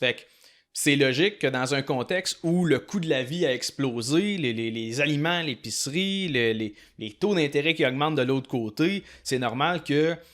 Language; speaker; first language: French; native; French